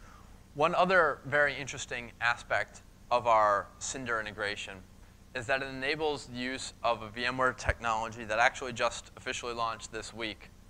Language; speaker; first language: English; native; English